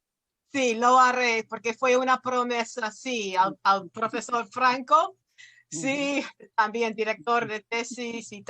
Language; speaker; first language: Spanish; non-native, fluent; English